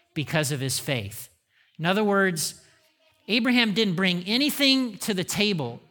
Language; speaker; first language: English; native; English